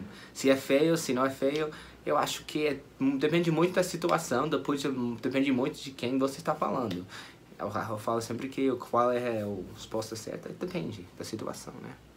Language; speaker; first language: Portuguese; non-native, fluent; English